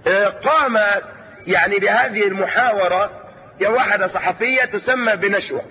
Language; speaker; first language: Arabic; native; Arabic